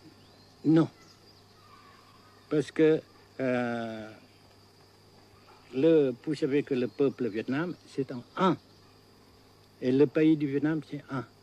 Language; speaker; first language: French; non-native, fluent; Vietnamese